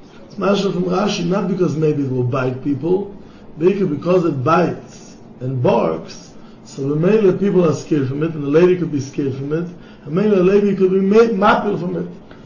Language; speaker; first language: English; non-native, fluent; Hebrew